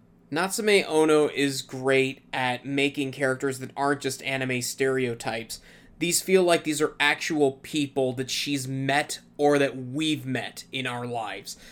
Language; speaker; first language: English; native; English